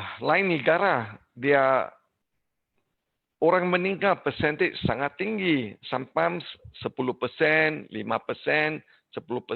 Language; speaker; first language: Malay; non-native, learner; English